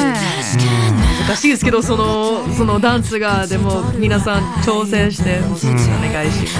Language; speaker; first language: Japanese; non-native, learner; English